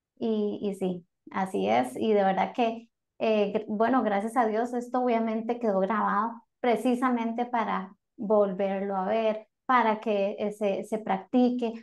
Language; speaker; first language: Spanish; native; Spanish